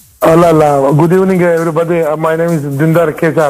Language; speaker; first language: English; non-native, learner; Turkish